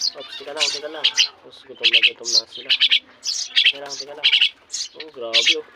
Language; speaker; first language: Filipino; native; Filipino